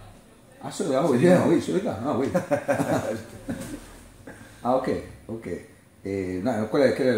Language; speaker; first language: French; non-native, learner; Italian